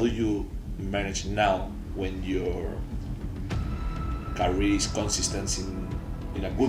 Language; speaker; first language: English; non-native, learner; Spanish